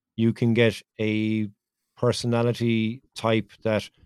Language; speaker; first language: English; native; English